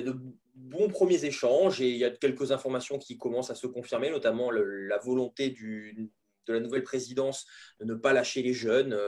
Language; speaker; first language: French; native; French